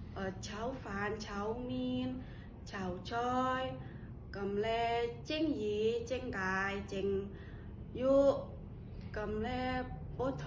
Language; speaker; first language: Cantonese; non-native, learner; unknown